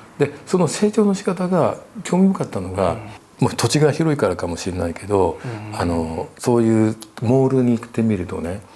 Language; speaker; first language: Japanese; native; Japanese